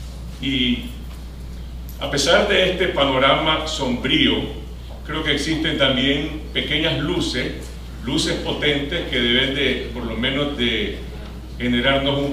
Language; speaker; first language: Spanish; native; Spanish